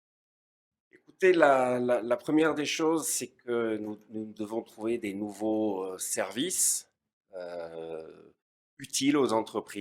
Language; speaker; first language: French; native; French